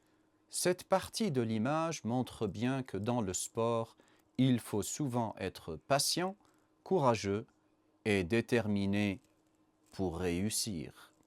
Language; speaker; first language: French; non-native, learner; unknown